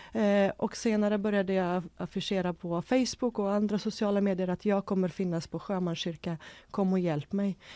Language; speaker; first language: Swedish; early bilingual, other home language; Ukrainian